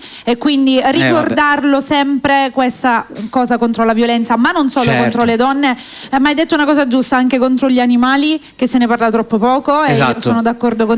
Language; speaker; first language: Italian; native; Italian